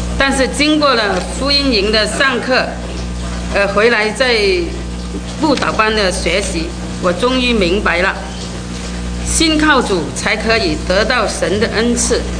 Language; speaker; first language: Chinese; non-native, local second language; Cantonese